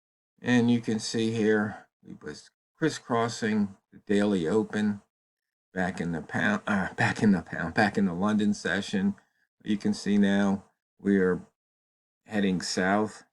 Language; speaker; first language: English; native; English